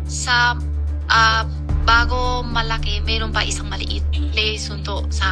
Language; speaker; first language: Filipino; non-native, learner; Chinese